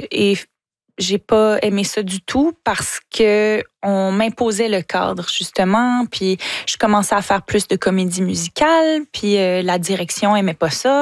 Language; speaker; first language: French; native; French